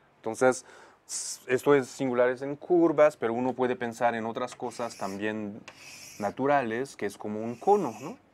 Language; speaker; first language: Spanish; non-native, fluent; Arabic